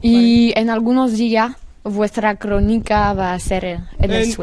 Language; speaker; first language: Spanish; non-native, learner; French